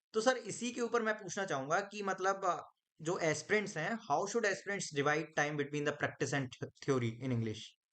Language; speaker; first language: Hindi; native; Hindi